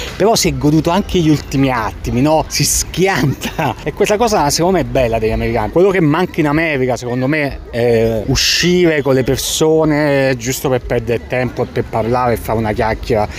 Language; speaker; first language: Italian; native; Italian